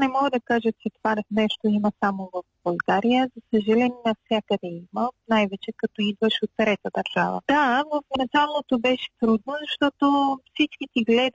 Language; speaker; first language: Bulgarian; non-native, fluent; Persian